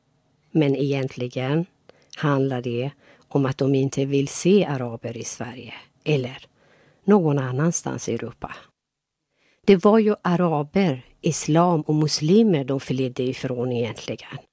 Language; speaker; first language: Swedish; non-native, fluent; Persian